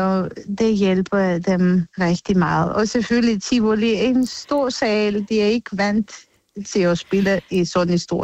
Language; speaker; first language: Danish; non-native, fluent; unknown